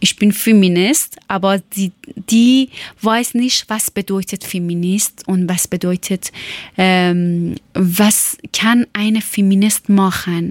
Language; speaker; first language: German; non-native, learner; Persian